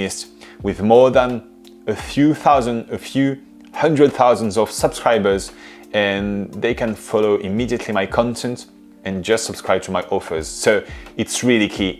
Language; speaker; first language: English; non-native, fluent; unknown